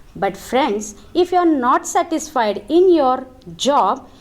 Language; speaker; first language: English; non-native, local second language; Marathi